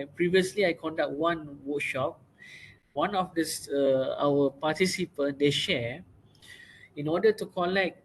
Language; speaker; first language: English; non-native, local second language; Malay